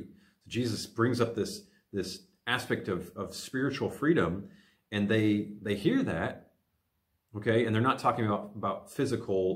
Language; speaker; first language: English; native; English